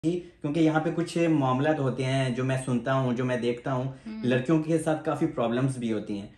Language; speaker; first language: Urdu; non-native, local second language; Punjabi